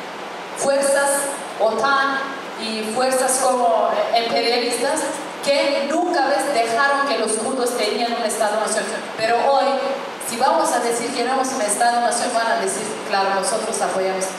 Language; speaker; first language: Spanish; non-native, fluent; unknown